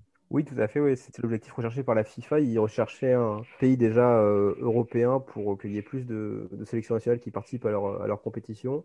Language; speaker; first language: French; native; French